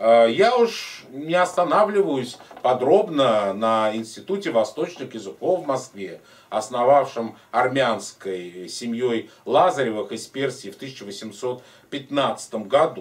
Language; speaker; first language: Russian; native; Russian